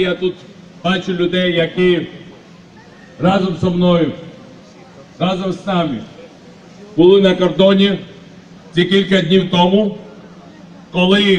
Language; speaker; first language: Ukrainian; non-native, fluent; Georgian